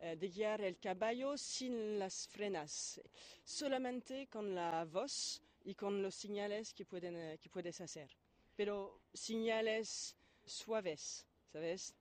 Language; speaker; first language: Spanish; non-native, fluent; French